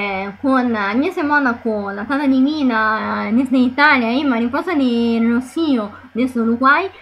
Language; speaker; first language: Spanish; non-native, fluent; Italian